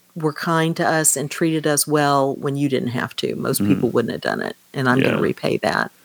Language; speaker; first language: English; native; English